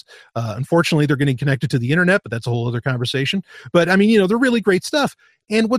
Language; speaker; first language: English; native; English